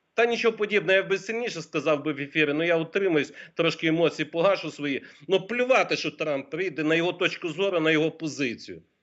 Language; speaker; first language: Ukrainian; native; Ukrainian